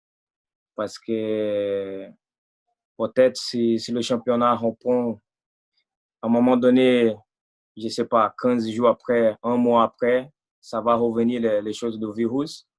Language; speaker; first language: French; non-native, fluent; Portuguese